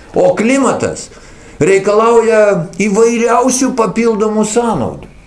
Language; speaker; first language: Lithuanian; native; Lithuanian